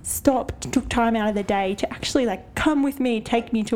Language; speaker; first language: English; native; English